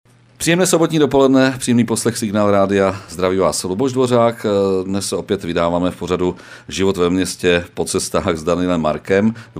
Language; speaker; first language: Czech; native; Czech